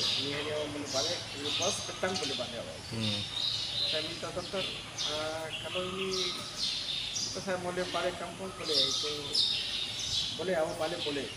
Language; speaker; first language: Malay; non-native, learner; Bangla